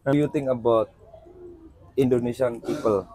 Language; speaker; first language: English; non-native, learner; Javanese